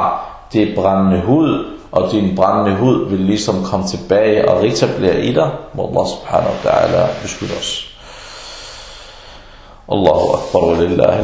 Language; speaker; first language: Danish; early bilingual, other home language; Arabic